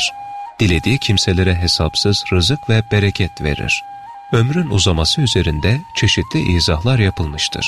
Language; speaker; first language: Turkish; native; Turkish